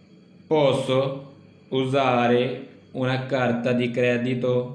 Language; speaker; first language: Italian; non-native, learner; Urdu